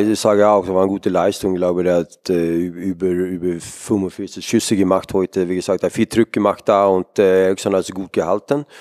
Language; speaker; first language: German; non-native, fluent; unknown